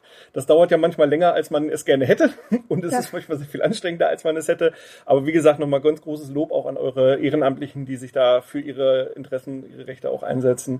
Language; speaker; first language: German; native; German